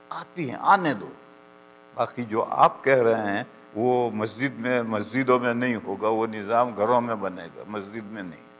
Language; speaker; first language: Urdu; native; Urdu